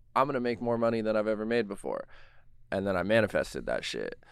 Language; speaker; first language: English; native; English